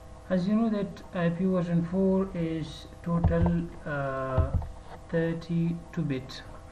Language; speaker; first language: English; non-native, fluent; Persian